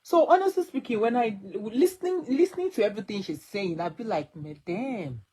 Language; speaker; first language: English; non-native, local second language; Yoruba